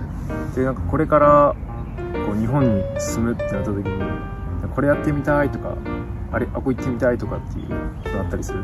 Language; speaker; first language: Japanese; native; Japanese